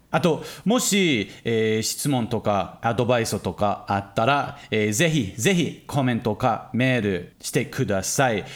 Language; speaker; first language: Japanese; non-native, fluent; English